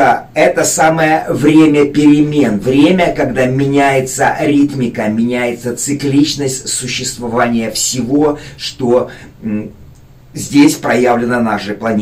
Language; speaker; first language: Russian; native; Russian